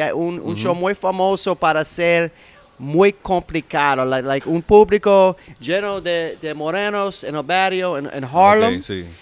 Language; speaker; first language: Spanish; non-native, learner; English